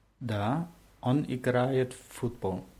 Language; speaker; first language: Russian; non-native, learner; German